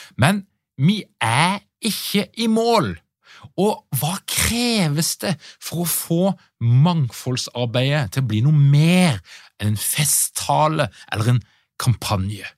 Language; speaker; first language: Norwegian; native; Norwegian